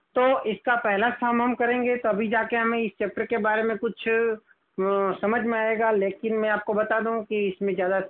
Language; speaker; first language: Hindi; non-native, local second language; Gujarati